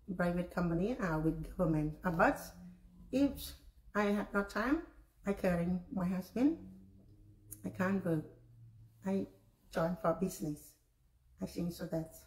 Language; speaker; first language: English; non-native, learner; Khmer